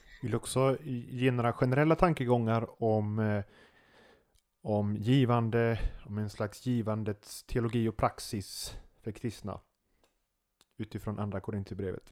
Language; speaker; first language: Swedish; native; Swedish